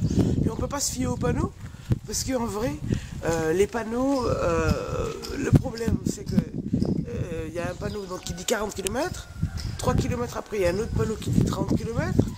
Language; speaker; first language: French; native; French